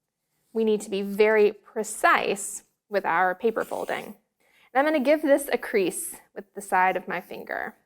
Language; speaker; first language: English; native; English